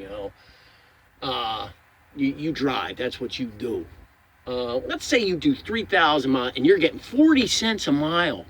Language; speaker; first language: English; native; English